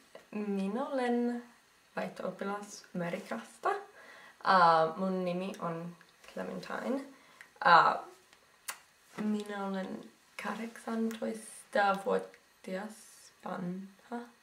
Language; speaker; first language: Finnish; non-native, learner; English